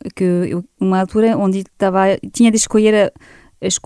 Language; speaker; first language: Portuguese; non-native, fluent; French